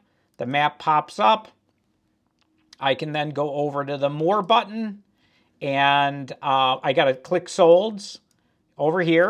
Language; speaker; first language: English; native; English